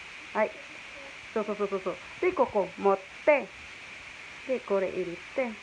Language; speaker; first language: Japanese; non-native, fluent; Filipino